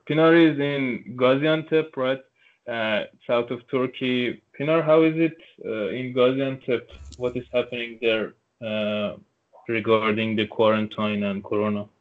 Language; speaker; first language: English; non-native, local second language; Turkish